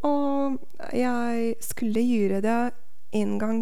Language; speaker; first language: Norwegian; non-native, learner; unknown